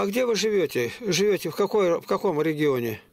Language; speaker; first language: Russian; native; Russian